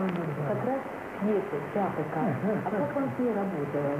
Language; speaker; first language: Russian; native; Russian